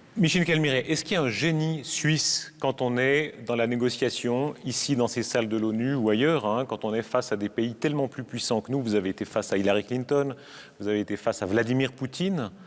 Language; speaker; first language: French; native; French